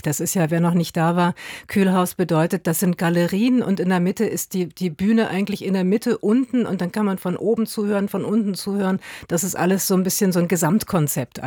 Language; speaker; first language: German; native; German